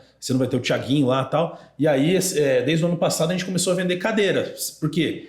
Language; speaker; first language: Portuguese; native; Portuguese